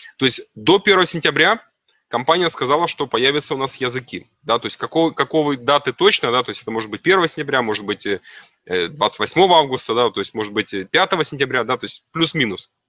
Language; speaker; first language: Russian; native; Russian